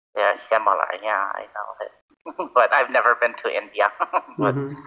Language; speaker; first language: English; native; English